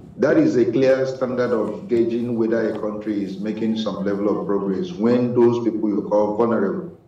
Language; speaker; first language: English; non-native, local second language; Igbo